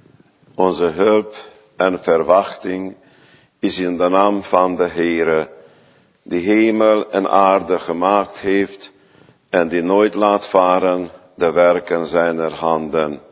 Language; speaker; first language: Dutch; non-native, fluent; Hungarian